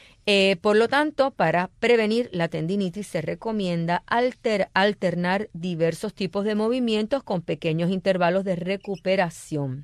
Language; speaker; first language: Spanish; native; Spanish